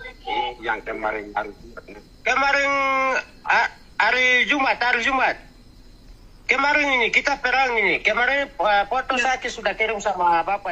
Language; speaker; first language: Indonesian; non-native, local second language; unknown